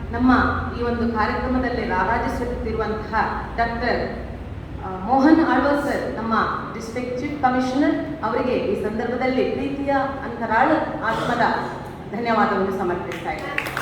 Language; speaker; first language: Kannada; native; Kannada